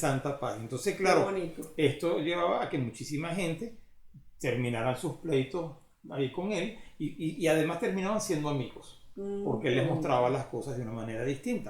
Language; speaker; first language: Spanish; native; Spanish